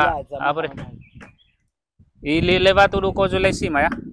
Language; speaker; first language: Portuguese; non-native, learner; Vietnamese